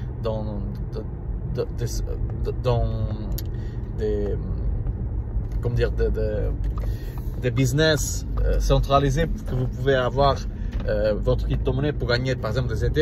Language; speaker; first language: French; non-native, learner; Portuguese